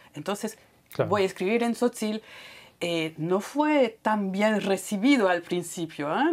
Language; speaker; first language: Spanish; non-native, fluent; French